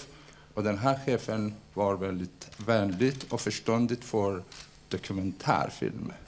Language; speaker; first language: Swedish; non-native, fluent; Persian